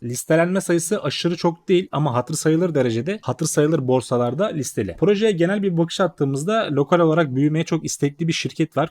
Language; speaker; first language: Turkish; native; Turkish